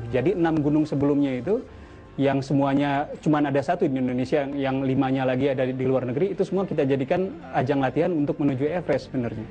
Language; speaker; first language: Indonesian; native; Indonesian